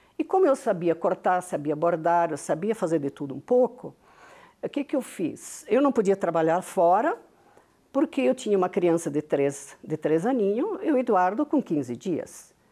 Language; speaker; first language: Portuguese; non-native, local second language; Venetian